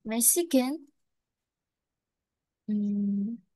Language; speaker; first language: English; non-native, learner; Vietnamese